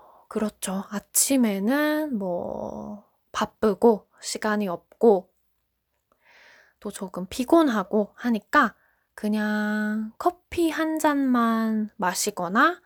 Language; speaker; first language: Korean; non-native, fluent; Japanese